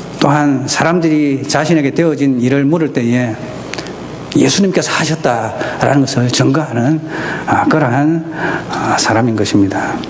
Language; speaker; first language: Korean; native; Korean